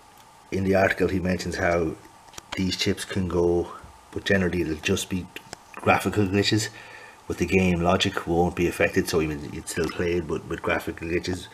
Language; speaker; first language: English; native; English